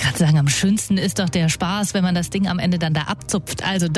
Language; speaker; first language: German; native; German